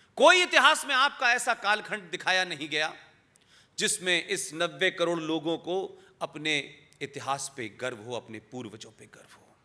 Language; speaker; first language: Hindi; native; Hindi